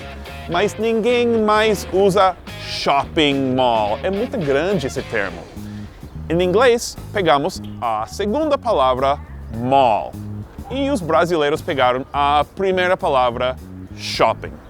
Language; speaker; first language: Portuguese; non-native, fluent; English